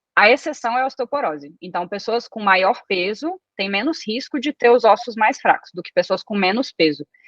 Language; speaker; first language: Portuguese; early bilingual, other home language; Italian